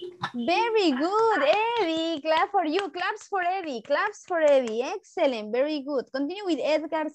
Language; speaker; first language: English; non-native, fluent; Spanish